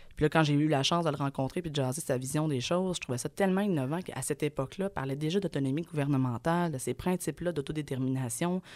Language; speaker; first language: French; native; French